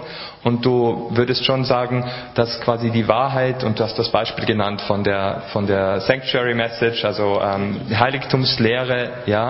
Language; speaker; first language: German; native; German